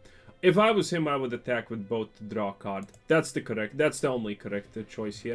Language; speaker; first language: English; non-native, fluent; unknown